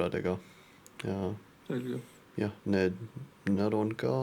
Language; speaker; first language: Estonian; non-native, learner; English